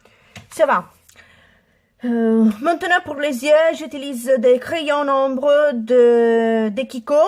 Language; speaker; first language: French; non-native, learner; Italian